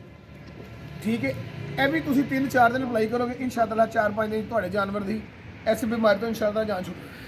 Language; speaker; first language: Punjabi; native; Punjabi